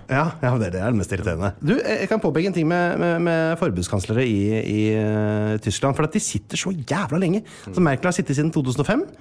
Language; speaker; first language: Norwegian; native; Norwegian